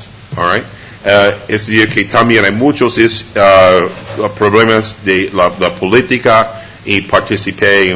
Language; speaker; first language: Spanish; non-native, fluent; English